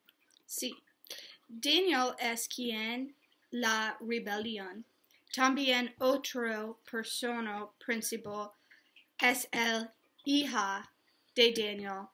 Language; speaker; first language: Spanish; non-native, learner; English